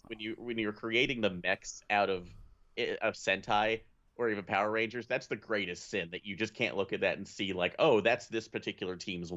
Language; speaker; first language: English; native; English